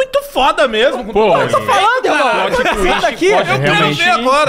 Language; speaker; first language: Portuguese; native; Portuguese